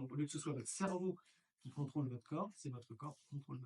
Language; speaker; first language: French; native; French